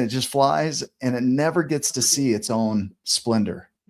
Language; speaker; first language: English; native; English